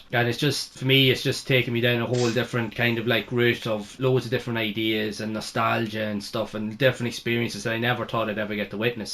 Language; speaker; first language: English; native; English